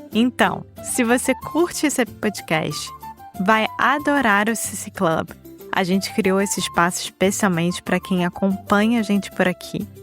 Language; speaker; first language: Portuguese; native; Portuguese